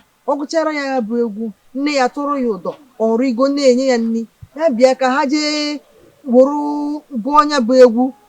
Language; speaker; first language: Igbo; native; Igbo